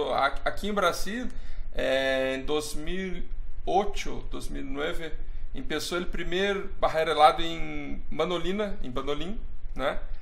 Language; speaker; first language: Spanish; non-native, fluent; Portuguese